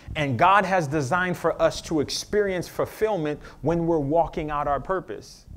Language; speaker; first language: English; native; English